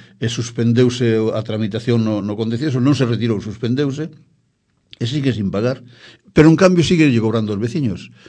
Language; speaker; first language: Galician; native; Galician